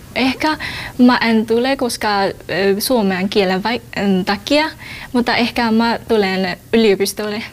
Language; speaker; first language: Finnish; non-native, learner; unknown